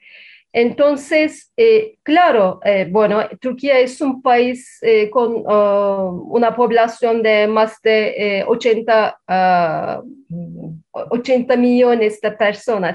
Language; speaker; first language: Spanish; non-native, fluent; Turkish